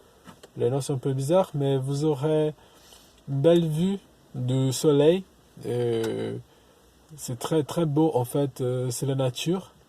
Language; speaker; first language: French; non-native, learner; Portuguese